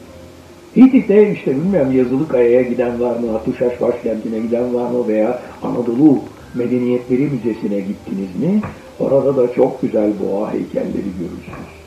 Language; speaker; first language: Turkish; native; Turkish